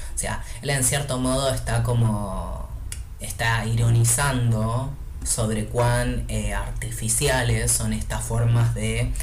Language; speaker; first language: Spanish; native; Spanish